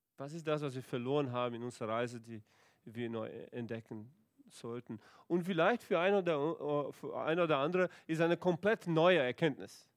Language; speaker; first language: German; non-native, fluent; Portuguese